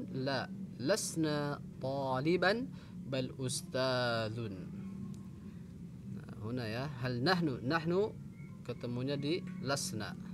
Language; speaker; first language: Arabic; non-native, fluent; Indonesian